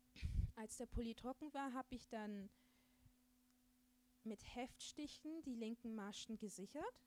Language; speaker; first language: German; native; German